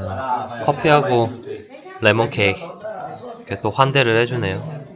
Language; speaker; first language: Korean; native; Korean